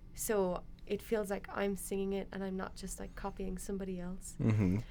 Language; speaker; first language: English; native; English